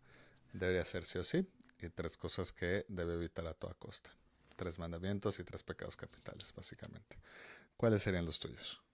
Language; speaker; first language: Spanish; native; Spanish